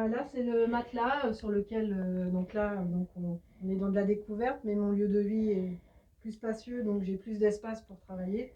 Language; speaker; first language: French; native; French